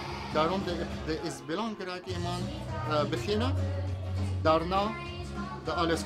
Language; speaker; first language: Dutch; non-native, learner; Arabic